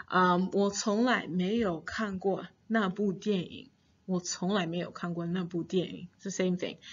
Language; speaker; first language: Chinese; non-native, fluent; English